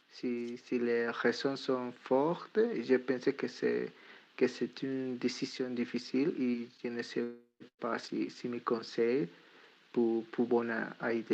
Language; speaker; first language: French; non-native, learner; Spanish